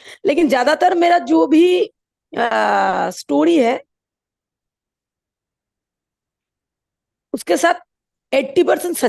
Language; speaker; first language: Hindi; non-native, local second language; Bangla